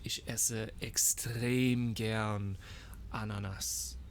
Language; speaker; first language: German; non-native, fluent; English